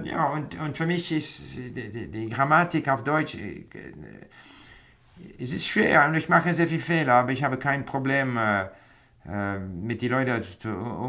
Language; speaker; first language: German; non-native, fluent; English